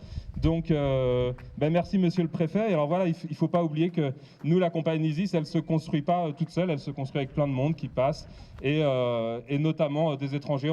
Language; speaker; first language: French; native; French